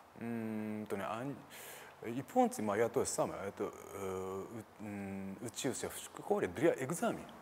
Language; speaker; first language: Russian; non-native, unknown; Japanese